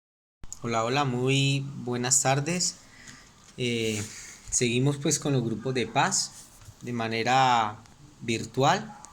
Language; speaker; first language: Spanish; native; Spanish